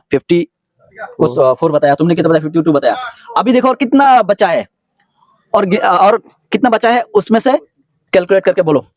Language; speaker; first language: Hindi; non-native, local second language; Bangla